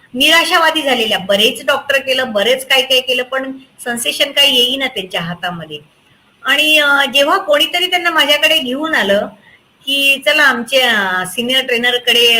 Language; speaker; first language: Marathi; native; Marathi